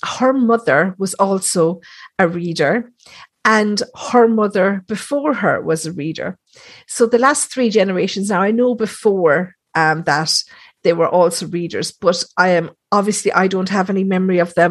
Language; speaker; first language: English; native; English